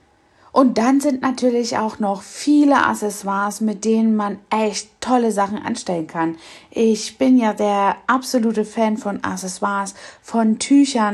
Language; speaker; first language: German; native; German